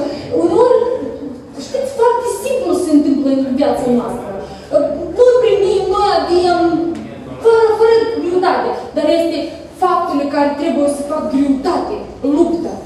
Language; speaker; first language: Romanian; non-native, learner; Russian